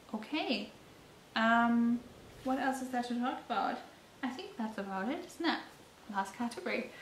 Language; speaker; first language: English; non-native, fluent; German